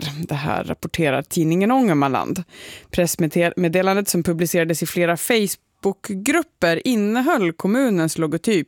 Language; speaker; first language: Swedish; native; Swedish